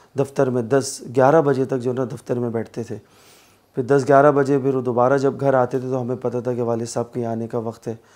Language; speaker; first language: Urdu; native; Urdu